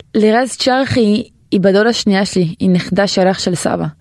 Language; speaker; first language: Hebrew; native; Hebrew